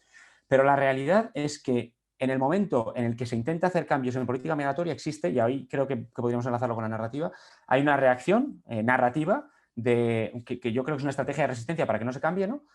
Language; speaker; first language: Spanish; native; Spanish